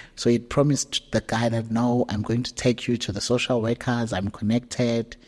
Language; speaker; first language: English; non-native, local second language; Zulu